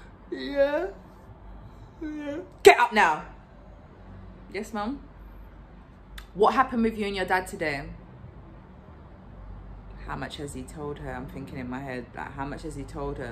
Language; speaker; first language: English; native; English